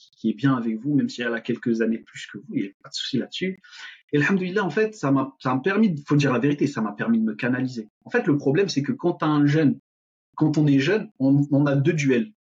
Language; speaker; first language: French; non-native, local second language; Arabic